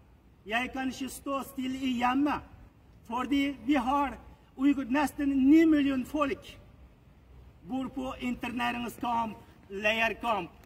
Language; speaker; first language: Norwegian; non-native, learner; Uyghur